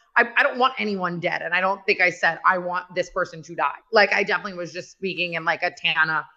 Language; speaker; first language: English; native; English